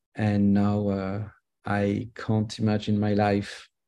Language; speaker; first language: English; non-native, fluent; French